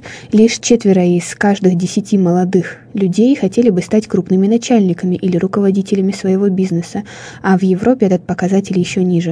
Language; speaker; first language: Russian; native; Russian